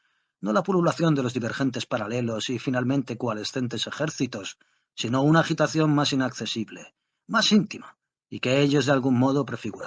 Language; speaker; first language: Spanish; native; Spanish